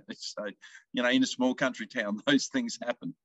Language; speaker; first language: English; native; English